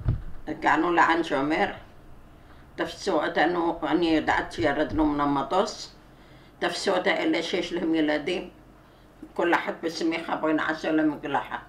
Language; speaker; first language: Hebrew; non-native, learner; Arabic